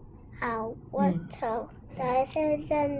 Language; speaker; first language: Chinese; non-native, local second language; Cantonese